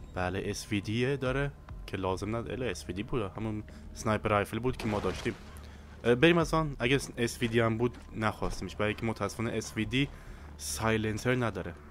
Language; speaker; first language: Persian; early bilingual, heritage; Persian